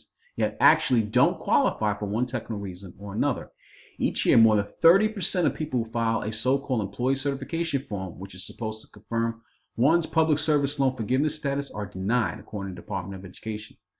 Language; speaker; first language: English; native; English